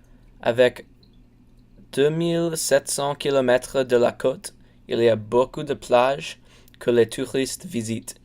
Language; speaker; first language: French; non-native, learner; English